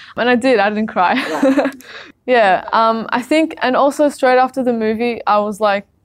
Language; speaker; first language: English; early bilingual, other home language; Arabic